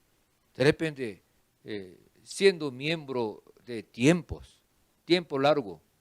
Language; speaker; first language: Spanish; non-native, fluent; Korean